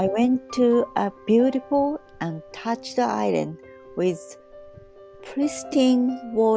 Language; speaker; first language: English; non-native, learner; Japanese